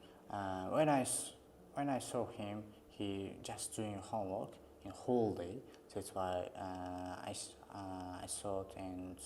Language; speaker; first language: English; non-native, learner; Uzbek